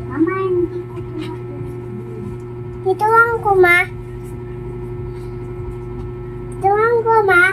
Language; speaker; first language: Filipino; non-native, local second language; Cebuano